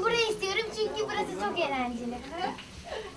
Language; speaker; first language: Turkish; early bilingual, other home language; Arabic